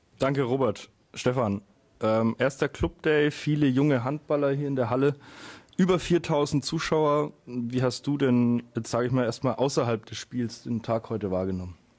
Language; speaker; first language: German; native; German